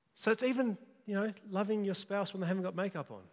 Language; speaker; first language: English; native; English